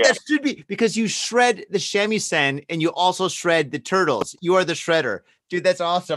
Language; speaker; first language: English; native; English